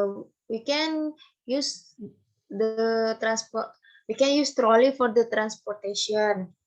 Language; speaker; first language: English; non-native, learner; Indonesian